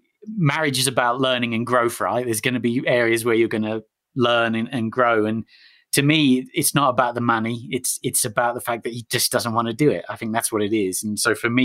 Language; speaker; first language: English; native; English